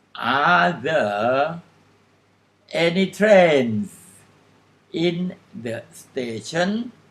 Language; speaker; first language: English; non-native, fluent; Thai